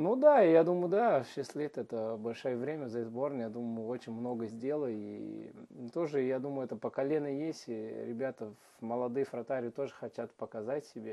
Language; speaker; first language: Russian; non-native, learner; Portuguese